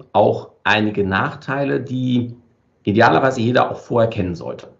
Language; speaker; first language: German; native; German